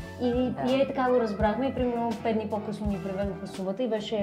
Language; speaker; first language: Bulgarian; native; Bulgarian